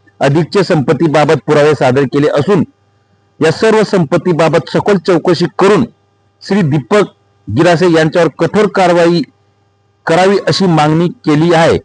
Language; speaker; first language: Marathi; native; Marathi